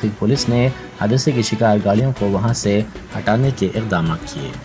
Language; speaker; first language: Hindi; native; Hindi